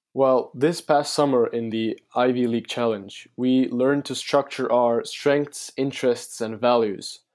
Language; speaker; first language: English; non-native, fluent; Turkish